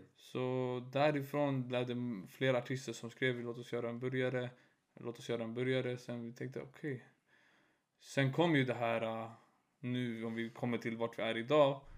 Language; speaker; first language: Swedish; early bilingual, other home language; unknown